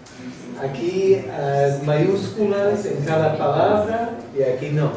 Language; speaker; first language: Portuguese; non-native, fluent; English